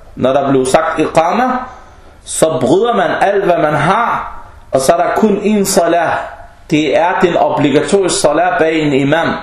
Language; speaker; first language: Danish; non-native, fluent; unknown